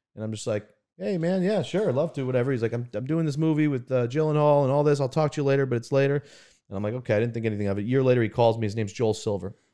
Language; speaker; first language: English; native; English